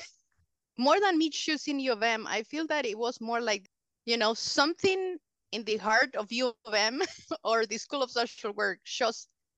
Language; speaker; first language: English; non-native, fluent; Spanish